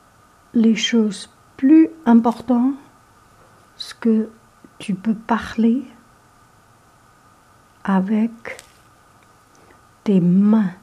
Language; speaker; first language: French; non-native, learner; Chinese